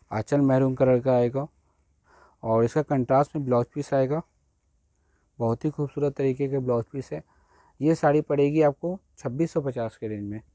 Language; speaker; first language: Hindi; native; Hindi